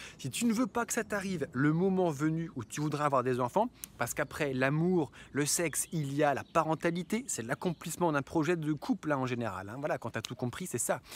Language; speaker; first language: French; native; French